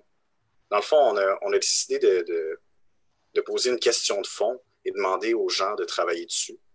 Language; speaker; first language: French; native; French